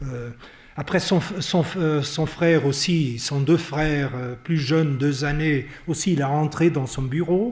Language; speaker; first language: French; non-native, fluent; Portuguese